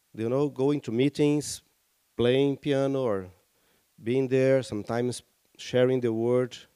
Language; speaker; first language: English; non-native, fluent; Portuguese